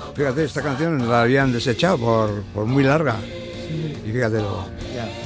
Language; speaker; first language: Spanish; native; Spanish